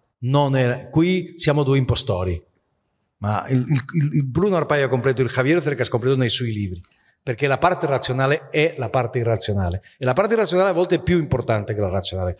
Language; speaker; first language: Italian; non-native, fluent; Spanish